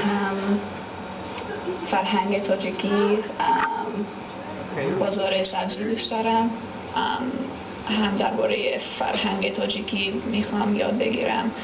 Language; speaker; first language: Persian; non-native, learner; English